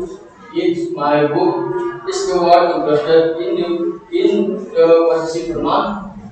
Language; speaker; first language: English; non-native, learner; Indonesian